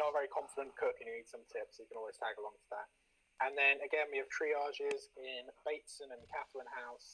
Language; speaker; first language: English; native; English